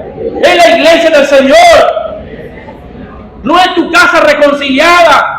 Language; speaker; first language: Spanish; native; Spanish